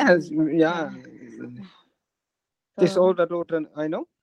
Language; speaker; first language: English; non-native, learner; Japanese